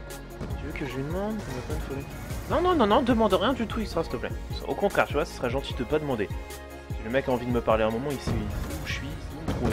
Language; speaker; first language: French; native; French